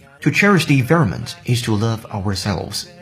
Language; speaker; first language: English; non-native, fluent; Chinese